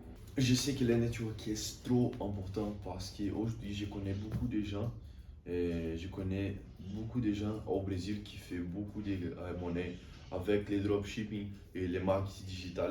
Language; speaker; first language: French; non-native, learner; Portuguese